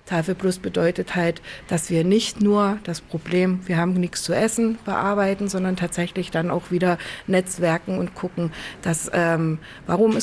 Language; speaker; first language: German; native; German